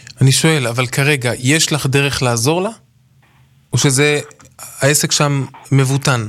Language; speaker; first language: Hebrew; native; Hebrew